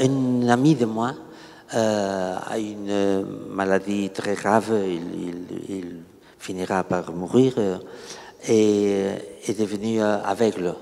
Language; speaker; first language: French; non-native, learner; Catalan